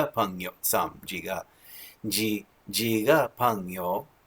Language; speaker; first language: Chinese; non-native, learner; English